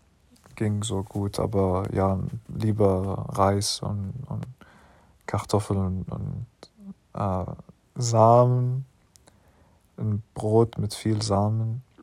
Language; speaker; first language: German; non-native, learner; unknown